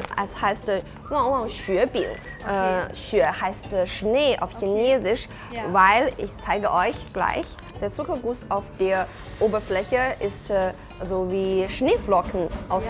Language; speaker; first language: German; non-native, fluent; Chinese